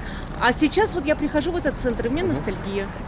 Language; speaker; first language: Russian; native; Russian